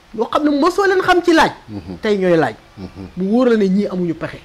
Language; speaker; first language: Wolof; native; Wolof